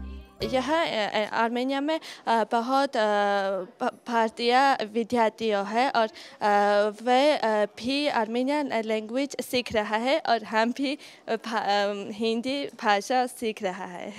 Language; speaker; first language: Hindi; non-native, learner; Armenian